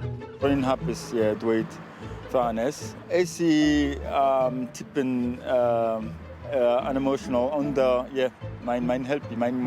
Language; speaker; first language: Welsh; non-native, fluent; French